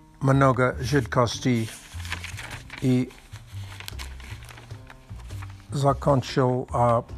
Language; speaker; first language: Russian; non-native, learner; English